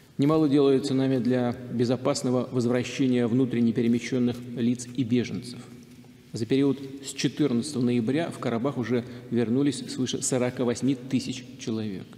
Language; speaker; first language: Russian; native; Russian